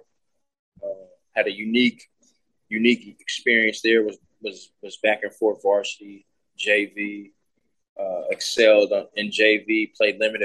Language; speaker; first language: English; native; English